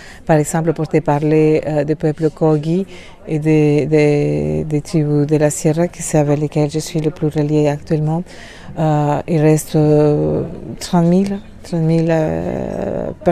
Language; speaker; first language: French; non-native, fluent; Spanish